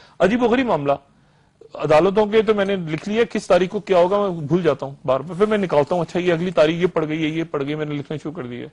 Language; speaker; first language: Urdu; native; Urdu